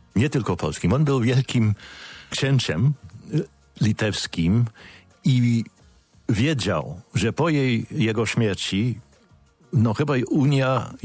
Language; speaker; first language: Polish; non-native, fluent; English